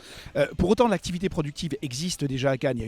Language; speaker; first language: French; native; French